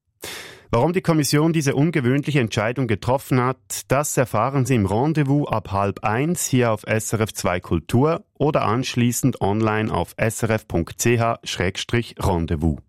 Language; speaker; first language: German; native; German